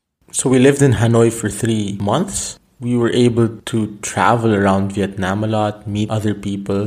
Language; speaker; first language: English; non-native, local second language; Filipino